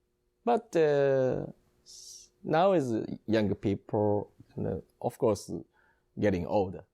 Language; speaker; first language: English; non-native, learner; Japanese